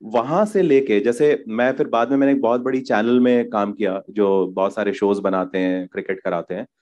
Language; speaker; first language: Hindi; native; Hindi